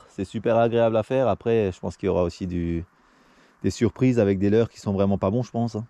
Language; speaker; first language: French; native; French